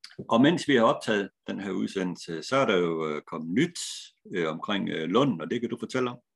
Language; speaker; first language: Danish; native; Danish